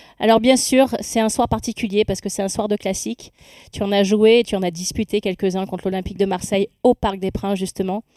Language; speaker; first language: French; native; French